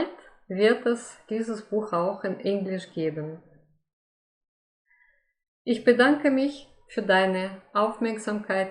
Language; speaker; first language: German; non-native, fluent; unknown